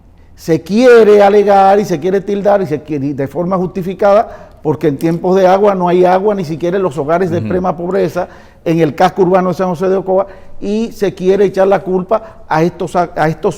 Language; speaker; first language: Spanish; native; Spanish